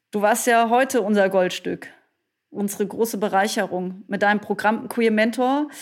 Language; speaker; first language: German; native; German